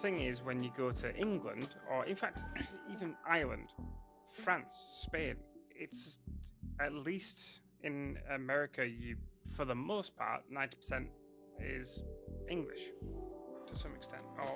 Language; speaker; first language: English; native; English